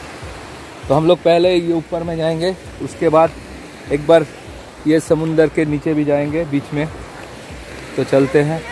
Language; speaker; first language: Hindi; non-native, local second language; Bangla